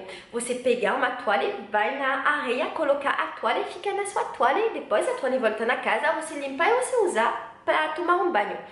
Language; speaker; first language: Portuguese; non-native, learner; French